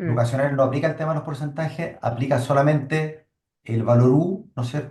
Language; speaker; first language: Spanish; native; Spanish